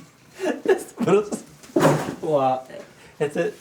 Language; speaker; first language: Russian; non-native, fluent; Dutch